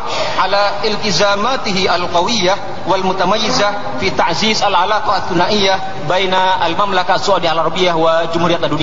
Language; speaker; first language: Arabic; non-native, fluent; Indonesian